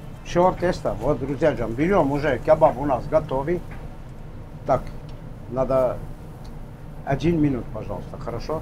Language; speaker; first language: Russian; non-native, fluent; Armenian